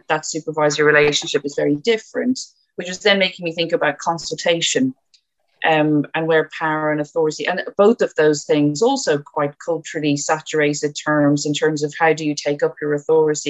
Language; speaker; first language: English; native; English